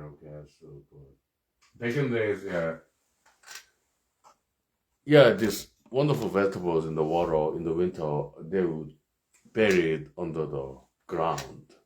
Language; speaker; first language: English; non-native, fluent; Korean